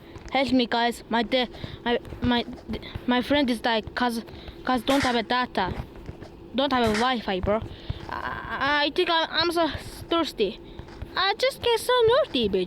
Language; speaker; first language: English; non-native, learner; Mongolian